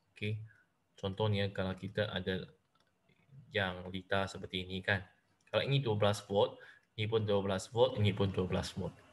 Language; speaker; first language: Malay; non-native, local second language; Chinese